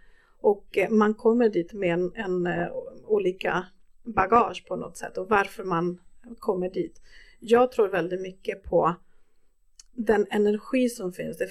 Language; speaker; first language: Swedish; non-native, fluent; Spanish